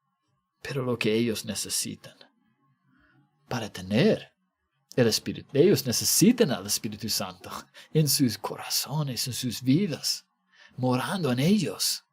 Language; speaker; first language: Spanish; non-native, fluent; English